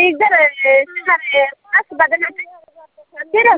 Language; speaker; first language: Arabic; non-native, learner; Bangla